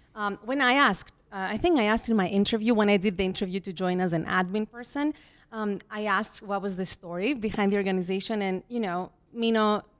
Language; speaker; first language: English; non-native, fluent; Greek